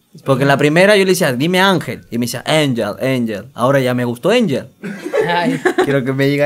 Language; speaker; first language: Spanish; native; Spanish